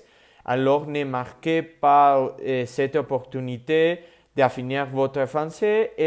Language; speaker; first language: French; non-native, learner; Spanish